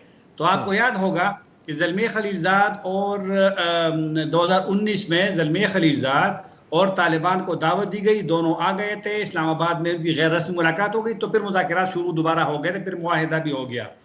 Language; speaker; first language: Hindi; non-native, local second language; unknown